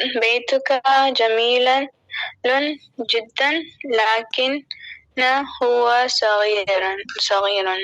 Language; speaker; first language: Arabic; non-native, learner; Urdu